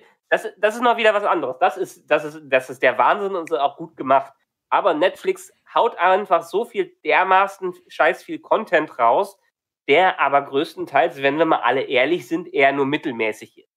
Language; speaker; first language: German; native; German